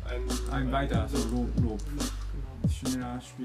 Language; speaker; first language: German; non-native, learner; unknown